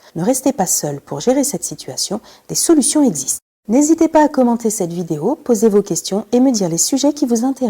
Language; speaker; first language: French; native; French